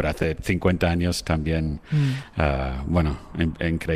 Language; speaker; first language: Spanish; non-native, fluent; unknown